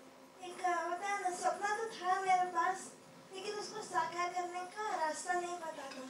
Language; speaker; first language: Hindi; non-native, local second language; Kannada